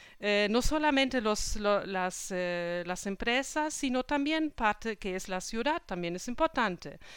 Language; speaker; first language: Spanish; non-native, fluent; German